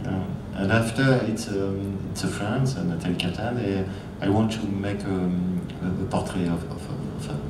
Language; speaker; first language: English; non-native, learner; French